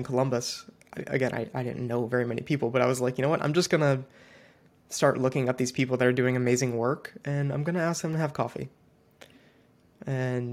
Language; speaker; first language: English; native; English